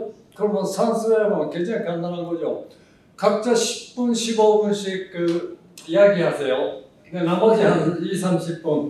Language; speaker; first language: Korean; early bilingual, heritage; Japanese